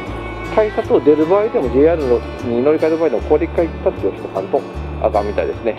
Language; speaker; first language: Japanese; native; Japanese